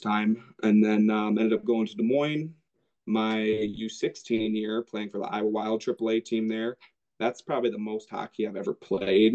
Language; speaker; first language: English; native; English